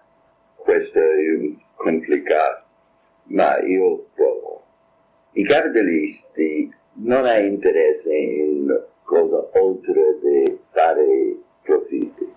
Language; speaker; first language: Italian; non-native, fluent; English